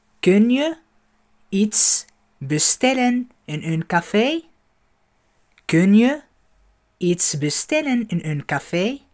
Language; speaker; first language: Dutch; non-native, fluent; Arabic